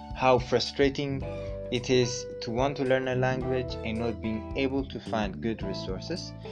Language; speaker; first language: English; non-native, fluent; Amharic